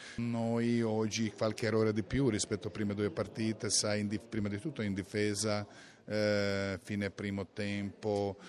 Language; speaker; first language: Italian; non-native, fluent; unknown